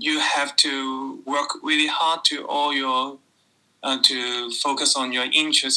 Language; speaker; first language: English; non-native, local second language; Cantonese